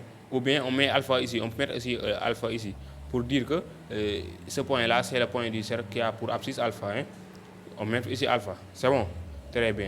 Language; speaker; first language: French; non-native, local second language; Wolof